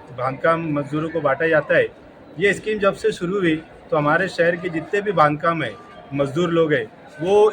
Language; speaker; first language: Urdu; native; Urdu